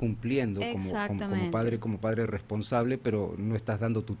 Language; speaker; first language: Spanish; native; Spanish